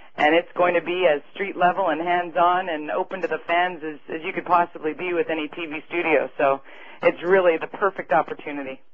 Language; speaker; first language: English; native; English